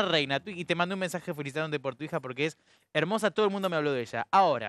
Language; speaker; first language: Spanish; native; Spanish